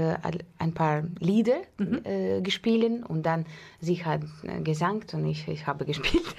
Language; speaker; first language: German; non-native, learner; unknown